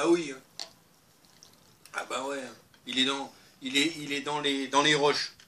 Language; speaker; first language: French; native; French